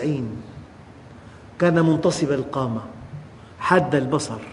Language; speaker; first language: Arabic; native; Arabic